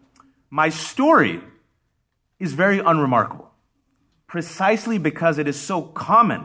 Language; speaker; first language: English; early bilingual, other home language; Urdu